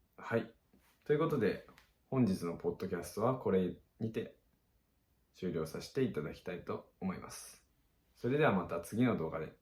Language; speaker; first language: Japanese; native; Japanese